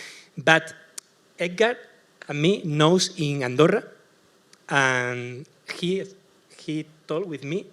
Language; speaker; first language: English; non-native, learner; Spanish